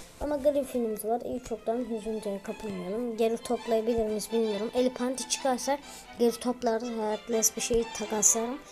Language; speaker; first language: Turkish; native; Turkish